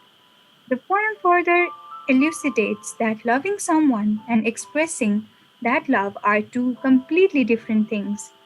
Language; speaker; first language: English; non-native, local second language; Nepali